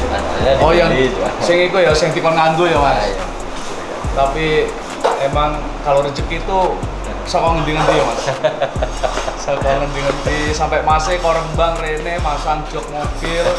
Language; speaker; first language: Indonesian; non-native, local second language; Javanese